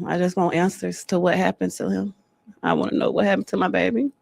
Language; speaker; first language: English; native; English